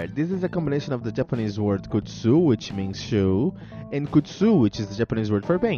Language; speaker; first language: English; non-native, fluent; Portuguese